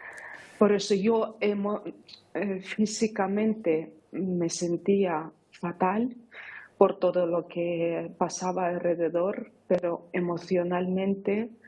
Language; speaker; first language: Spanish; non-native, fluent; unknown